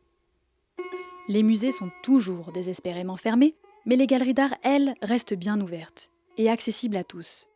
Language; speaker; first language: French; native; French